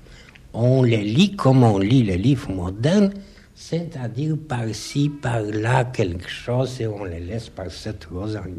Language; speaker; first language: French; non-native, fluent; Polish